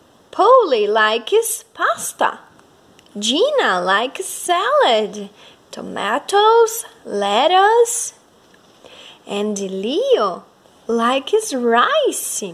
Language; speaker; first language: English; non-native, fluent; Portuguese